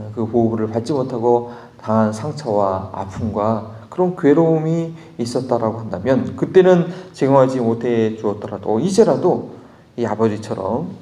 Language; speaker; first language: Korean; native; Korean